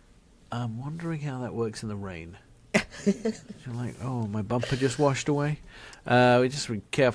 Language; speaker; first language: English; native; English